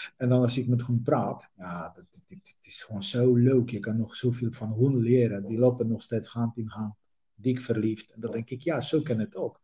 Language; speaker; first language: Dutch; non-native, fluent; Polish